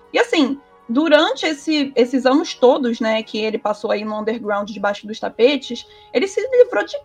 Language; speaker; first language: Portuguese; native; Portuguese